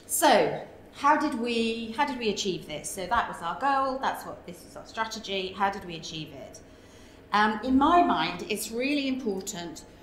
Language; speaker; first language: English; native; English